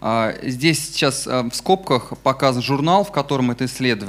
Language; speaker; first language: Russian; native; Russian